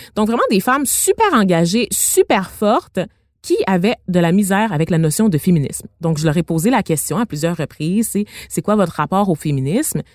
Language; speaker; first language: French; native; French